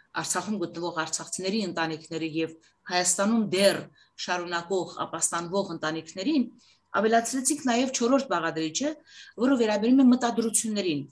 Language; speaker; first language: Armenian; native; Armenian